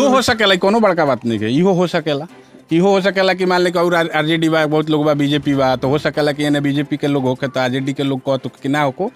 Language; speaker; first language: Bhojpuri; native; Bhojpuri